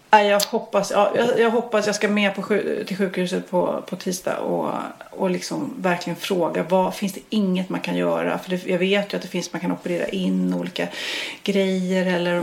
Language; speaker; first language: Swedish; native; Swedish